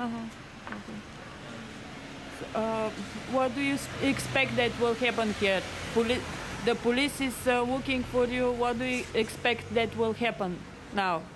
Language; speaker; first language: English; non-native, fluent; Bulgarian